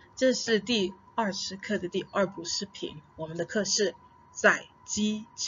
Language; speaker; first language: Chinese; non-native, fluent; English